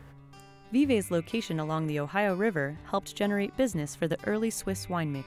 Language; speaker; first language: English; native; English